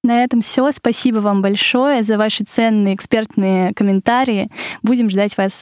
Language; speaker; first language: Russian; native; Russian